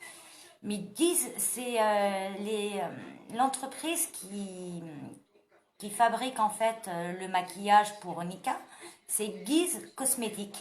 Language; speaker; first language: French; native; French